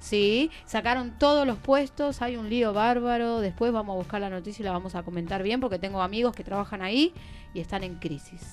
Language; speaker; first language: Spanish; native; Spanish